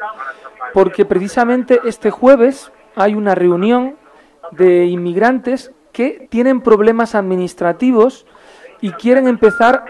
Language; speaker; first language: Spanish; native; Spanish